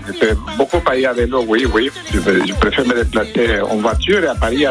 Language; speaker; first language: French; non-native, fluent; Spanish